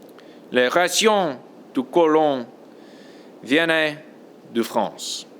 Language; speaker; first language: French; non-native, learner; English